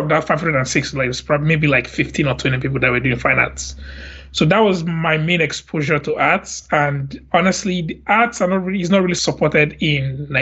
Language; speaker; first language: English; non-native, local second language; Igbo